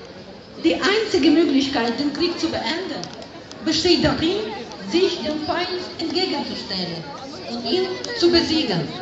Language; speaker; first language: German; non-native, fluent; Ukrainian